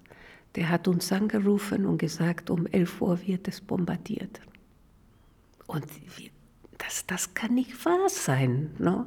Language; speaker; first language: German; non-native, fluent; Spanish